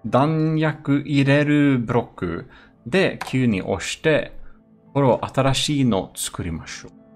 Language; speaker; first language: Japanese; non-native, learner; Swedish